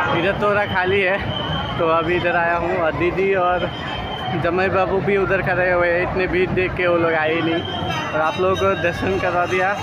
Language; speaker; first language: Hindi; non-native, local second language; Bangla